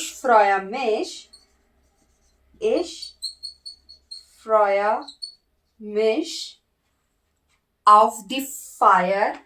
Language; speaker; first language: German; non-native, learner; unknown